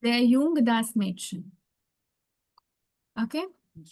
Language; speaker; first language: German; non-native, fluent; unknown